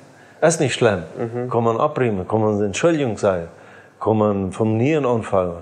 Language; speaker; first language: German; non-native, learner; Plautdietsch